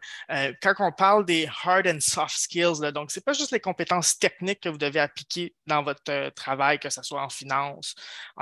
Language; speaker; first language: French; native; French